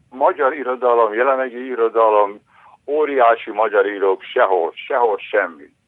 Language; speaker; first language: Hungarian; native; Hungarian